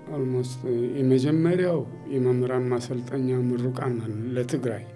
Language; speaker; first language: Amharic; native; Amharic